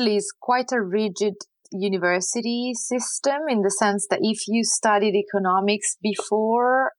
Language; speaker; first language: English; non-native, fluent; Italian